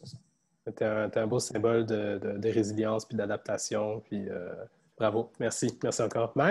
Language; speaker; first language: French; native; French